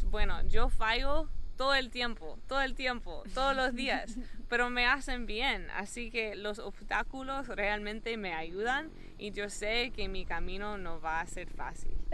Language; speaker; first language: Spanish; non-native, fluent; English